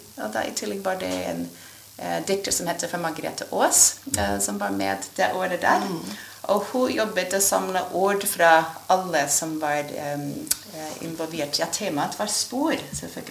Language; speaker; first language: Norwegian; non-native, fluent; English